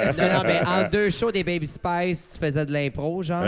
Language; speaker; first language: French; native; French